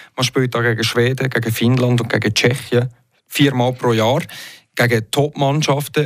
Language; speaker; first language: German; native; German